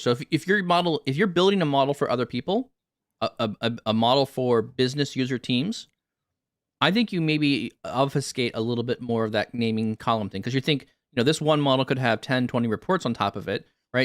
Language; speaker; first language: English; native; English